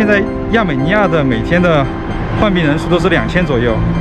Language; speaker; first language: Chinese; native; Chinese